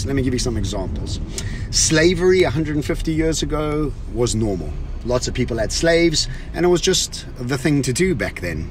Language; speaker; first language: English; native; English